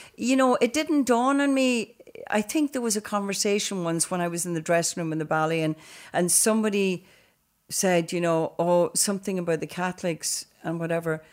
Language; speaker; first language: English; native; English